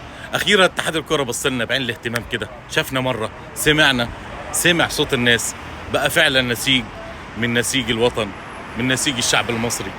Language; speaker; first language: Arabic; native; Arabic